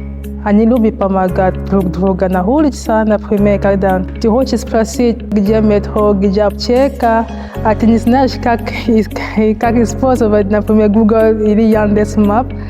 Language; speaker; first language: Russian; non-native, learner; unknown